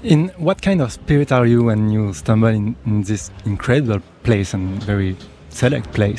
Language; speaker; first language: English; non-native, fluent; French